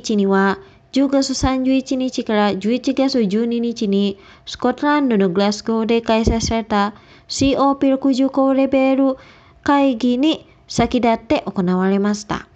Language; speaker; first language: Japanese; non-native, fluent; Indonesian